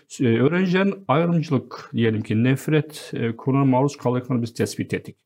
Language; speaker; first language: Turkish; non-native, fluent; Arabic